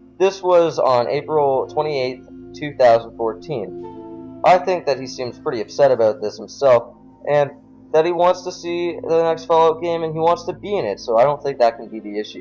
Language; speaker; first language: English; native; English